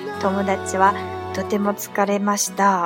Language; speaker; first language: Japanese; non-native, fluent; Chinese